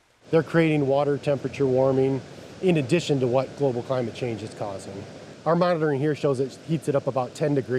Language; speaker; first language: English; native; English